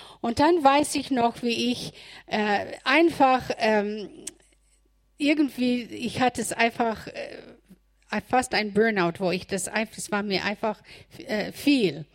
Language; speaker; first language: German; non-native, fluent; English